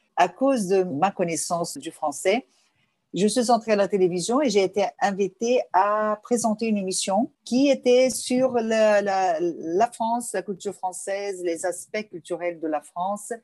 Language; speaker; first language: French; non-native, fluent; Portuguese